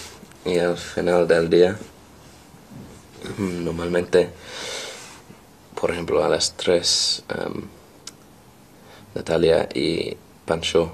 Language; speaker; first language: Spanish; non-native, learner; English